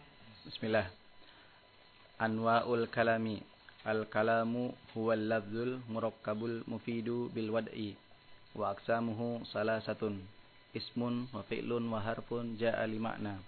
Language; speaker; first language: Arabic; non-native, learner; Indonesian